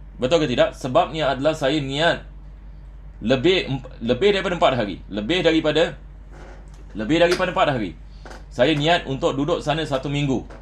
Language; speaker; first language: Malay; native; Malay